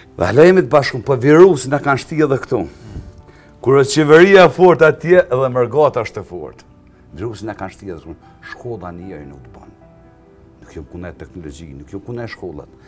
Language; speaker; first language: Albanian; native; Albanian